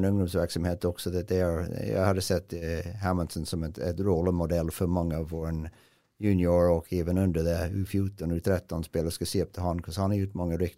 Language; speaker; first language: Swedish; non-native, fluent; English